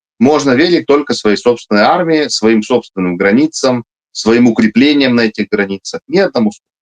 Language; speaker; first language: Russian; native; Russian